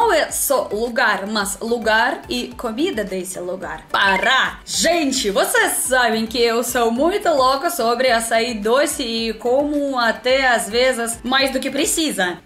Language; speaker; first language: Portuguese; non-native, learner; Russian